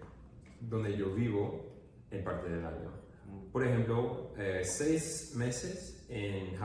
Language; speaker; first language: Spanish; non-native, fluent; English